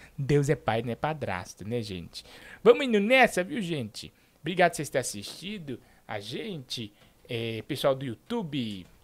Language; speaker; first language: Portuguese; native; Portuguese